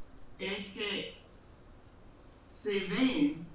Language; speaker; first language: Spanish; non-native, fluent; English